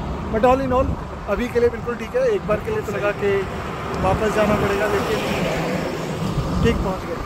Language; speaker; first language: Hindi; native; Hindi